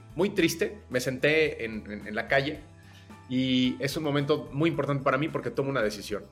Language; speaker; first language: Spanish; native; Spanish